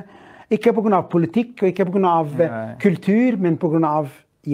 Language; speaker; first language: Norwegian; non-native, fluent; Arabic